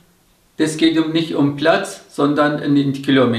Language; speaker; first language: German; non-native, learner; Turkish